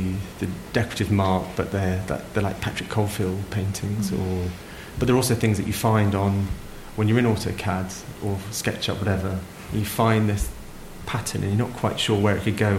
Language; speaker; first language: English; native; English